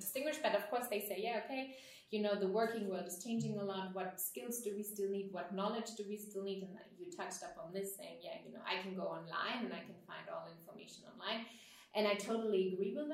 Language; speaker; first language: English; non-native, fluent; German